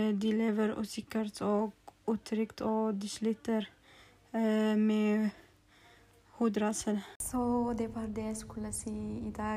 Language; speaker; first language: Swedish; non-native, learner; Norwegian